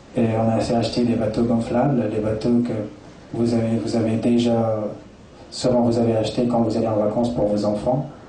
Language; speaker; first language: French; non-native, fluent; Persian